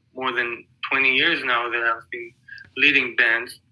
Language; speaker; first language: English; non-native, fluent; Hebrew